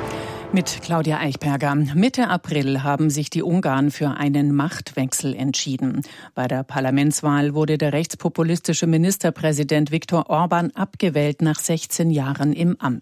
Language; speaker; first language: German; native; German